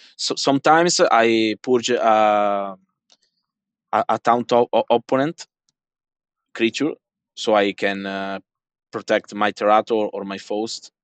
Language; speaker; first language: English; non-native, fluent; Italian